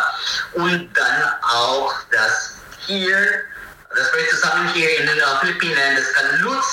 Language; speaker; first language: German; non-native, learner; Filipino